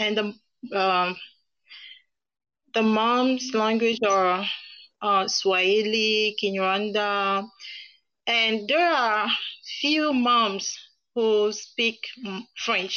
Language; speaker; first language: English; non-native, fluent; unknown